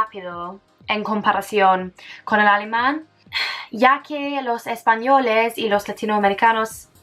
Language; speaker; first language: Spanish; non-native, fluent; English